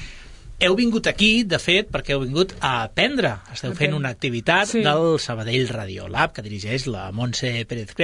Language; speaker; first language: Catalan; native; Catalan